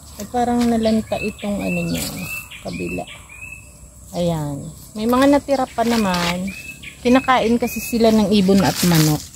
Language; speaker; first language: Filipino; non-native, local second language; Bikol